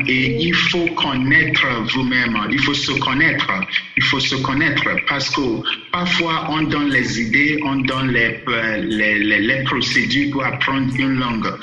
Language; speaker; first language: French; non-native, fluent; Yoruba